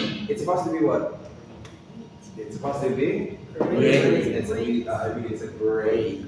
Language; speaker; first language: English; non-native, fluent; Indonesian